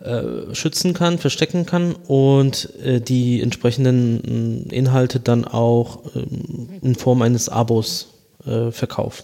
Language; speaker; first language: German; native; German